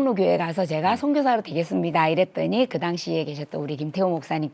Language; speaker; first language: Korean; native; Korean